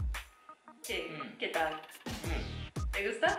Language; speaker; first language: Spanish; non-native, learner; Japanese